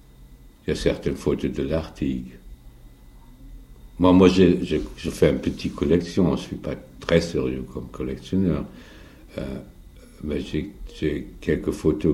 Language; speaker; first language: French; non-native, fluent; German